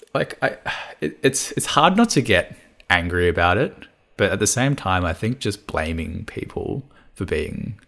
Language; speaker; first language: English; non-native, local second language; Cantonese